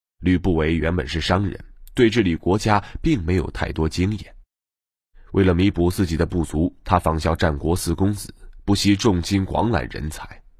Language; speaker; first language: Chinese; native; Chinese